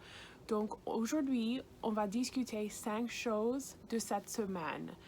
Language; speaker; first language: French; non-native, fluent; English